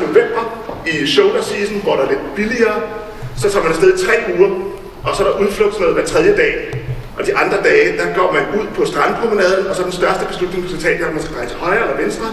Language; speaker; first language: Danish; native; Danish